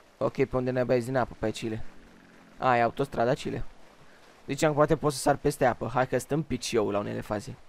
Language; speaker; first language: Romanian; native; Romanian